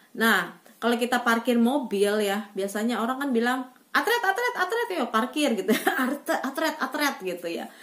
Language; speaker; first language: Indonesian; native; Indonesian